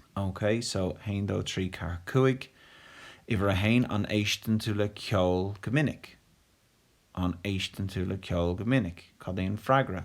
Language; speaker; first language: Irish; non-native, local second language; English